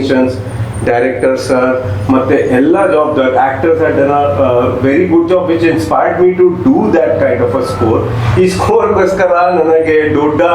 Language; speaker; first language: Kannada; non-native, learner; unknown